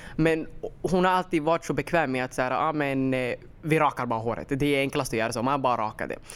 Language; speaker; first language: Swedish; early bilingual, other home language; Somali